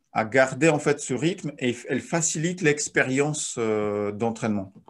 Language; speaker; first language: French; non-native, fluent; Polish